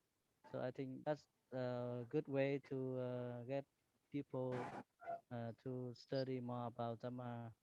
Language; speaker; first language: English; non-native, learner; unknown